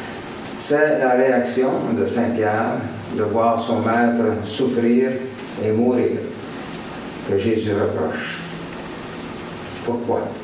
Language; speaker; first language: French; native; French